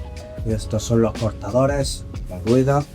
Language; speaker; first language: Spanish; native; Spanish